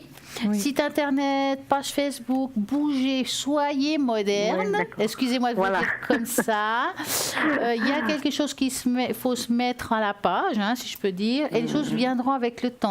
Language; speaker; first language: French; native; French